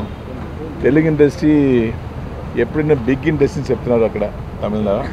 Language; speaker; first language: Telugu; non-native, local second language; Tamil